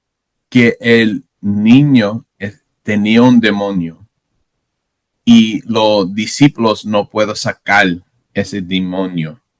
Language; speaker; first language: Spanish; non-native, learner; English